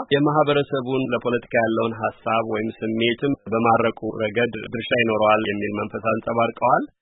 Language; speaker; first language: Amharic; native; Amharic